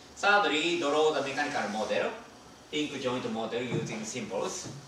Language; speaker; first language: English; non-native, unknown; Japanese